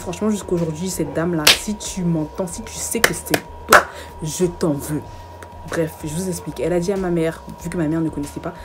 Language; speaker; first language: French; early bilingual, other home language; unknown